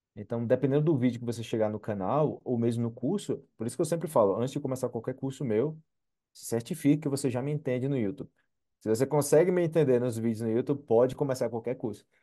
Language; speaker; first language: Portuguese; native; Portuguese